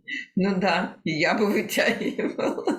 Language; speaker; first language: Russian; native; Russian